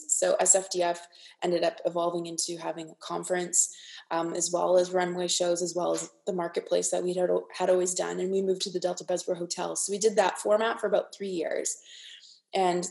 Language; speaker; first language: English; native; English